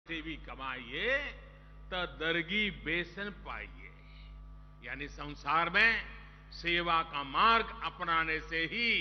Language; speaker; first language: Hindi; non-native, local second language; Gujarati